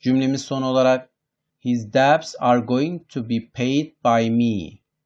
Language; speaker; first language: English; non-native, fluent; Turkish